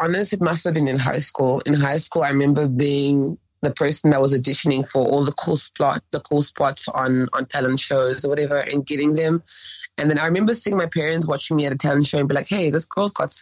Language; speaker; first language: English; early bilingual, other home language; French